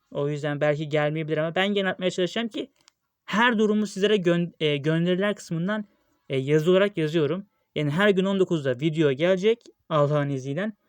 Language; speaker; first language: Turkish; native; Turkish